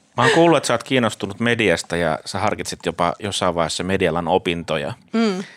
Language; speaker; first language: Finnish; native; Finnish